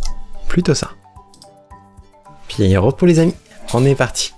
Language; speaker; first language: French; native; French